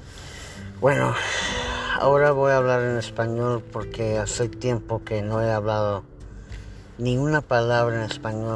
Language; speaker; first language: Spanish; early bilingual, heritage; English